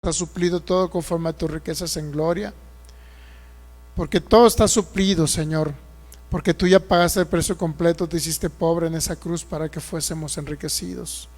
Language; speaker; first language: Spanish; native; Spanish